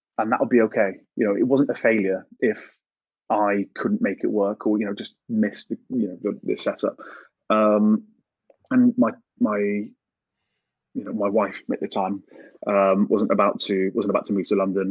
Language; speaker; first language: English; native; English